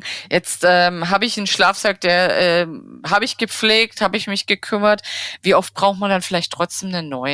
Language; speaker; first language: German; native; German